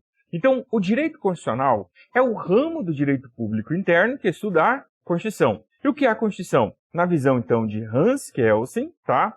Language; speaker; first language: Portuguese; native; Portuguese